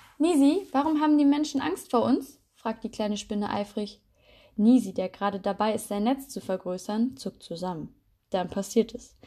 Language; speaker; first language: German; native; German